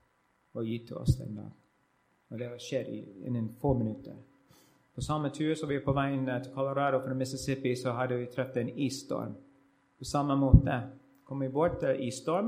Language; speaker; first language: Norwegian; non-native, learner; English